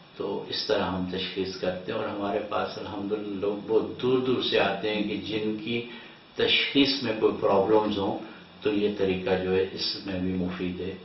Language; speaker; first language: Urdu; non-native, local second language; Northern Hindko